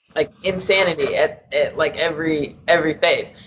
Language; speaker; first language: English; native; English